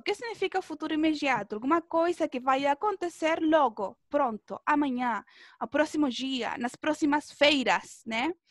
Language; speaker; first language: Portuguese; non-native, fluent; Spanish